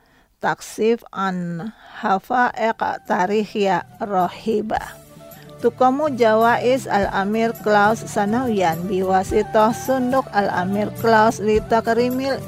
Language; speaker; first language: Arabic; non-native, learner; Indonesian